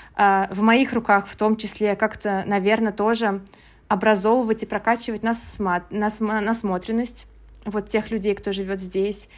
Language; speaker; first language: Russian; native; Russian